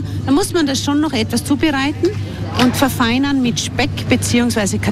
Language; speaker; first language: German; native; German